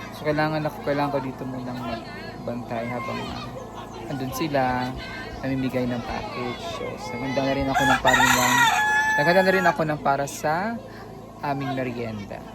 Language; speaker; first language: Filipino; native; Filipino